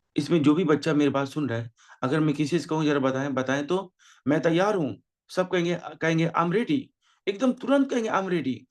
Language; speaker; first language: Hindi; native; Hindi